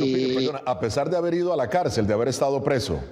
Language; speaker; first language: Spanish; native; Spanish